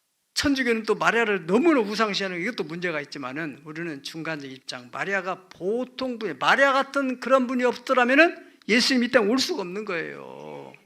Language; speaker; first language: Korean; native; Korean